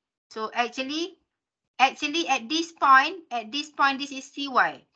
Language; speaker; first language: English; non-native, local second language; Malay